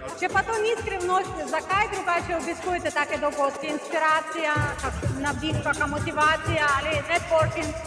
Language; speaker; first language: Slovenian; non-native, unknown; Ukrainian